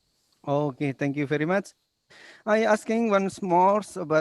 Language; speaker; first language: English; non-native, learner; Indonesian